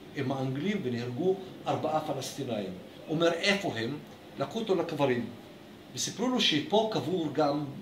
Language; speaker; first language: Hebrew; non-native, local second language; Arabic